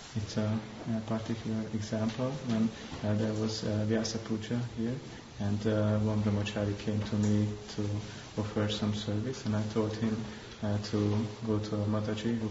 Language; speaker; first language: English; non-native, fluent; Hungarian